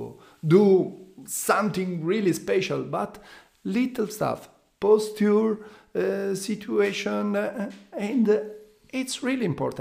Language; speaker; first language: English; non-native, learner; Italian